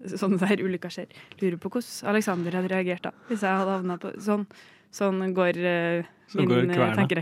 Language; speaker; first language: Norwegian; native; Norwegian